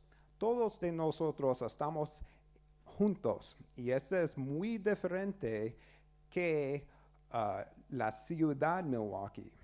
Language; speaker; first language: Spanish; non-native, learner; English